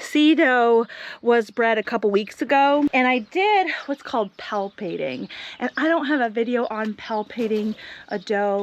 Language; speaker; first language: English; native; English